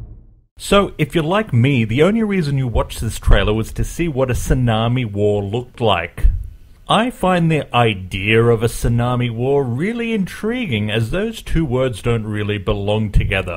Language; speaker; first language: English; native; English